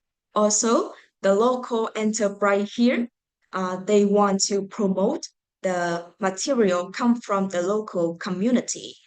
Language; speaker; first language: English; non-native, fluent; Vietnamese